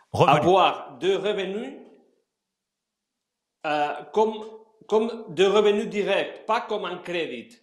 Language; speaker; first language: French; non-native, fluent; Spanish